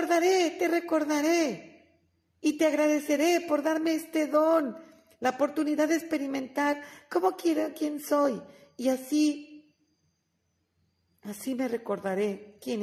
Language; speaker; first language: Spanish; native; Spanish